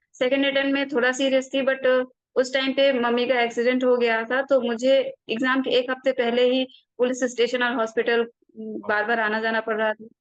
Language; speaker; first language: Hindi; native; Hindi